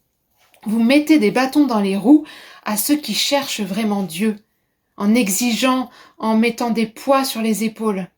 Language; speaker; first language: French; native; French